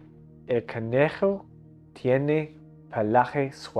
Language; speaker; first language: Spanish; non-native, learner; English